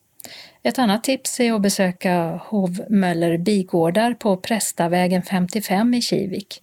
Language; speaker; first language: Swedish; native; Swedish